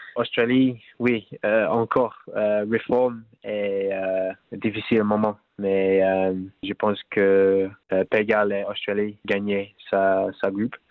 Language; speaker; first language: French; non-native, learner; English